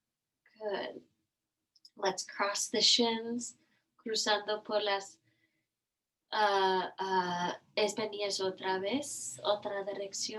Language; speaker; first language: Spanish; non-native, learner; English